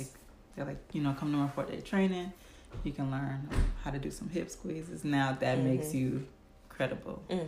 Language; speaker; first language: English; native; English